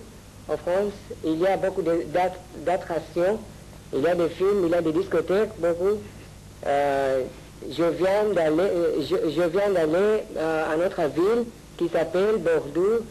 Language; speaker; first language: French; non-native, learner; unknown